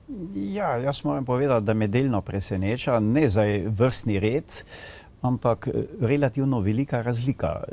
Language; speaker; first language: Slovenian; native; Slovenian